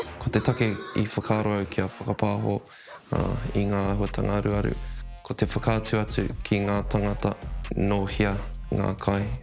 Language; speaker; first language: Māori; non-native, local second language; English